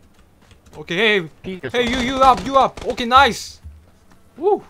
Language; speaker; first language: English; non-native, learner; Korean